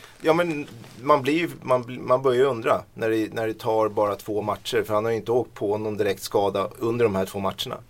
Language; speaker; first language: Swedish; native; Swedish